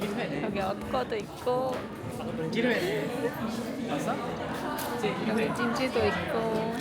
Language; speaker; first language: Korean; non-native, learner; Mongolian